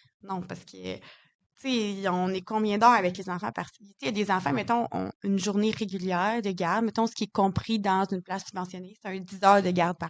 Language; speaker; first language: French; native; French